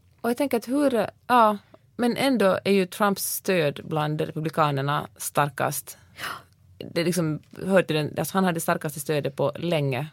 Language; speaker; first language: Swedish; native; Swedish